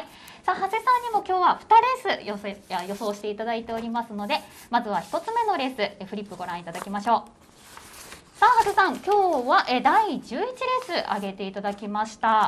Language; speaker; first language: Japanese; native; Japanese